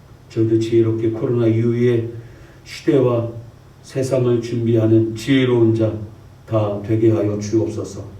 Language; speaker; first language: Korean; native; Korean